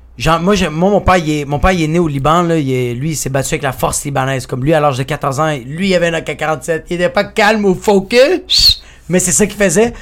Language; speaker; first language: French; early bilingual, other home language; Spanish